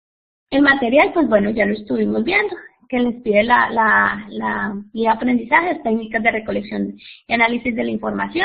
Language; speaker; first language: Spanish; native; Spanish